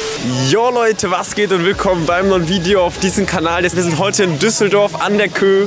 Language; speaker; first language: German; native; German